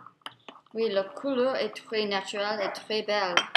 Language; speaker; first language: French; non-native, learner; English